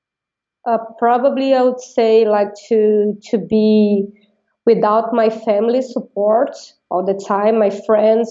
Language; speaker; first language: English; non-native, fluent; Portuguese